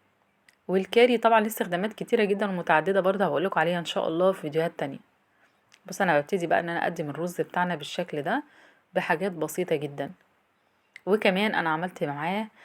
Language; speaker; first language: Arabic; native; Arabic